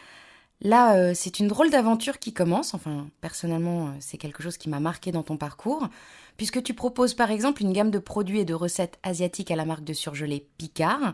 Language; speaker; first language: French; native; French